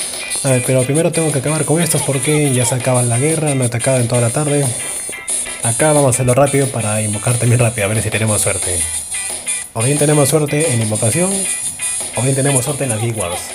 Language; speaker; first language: Spanish; native; Spanish